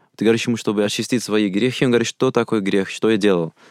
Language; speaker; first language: Russian; non-native, fluent; Arabic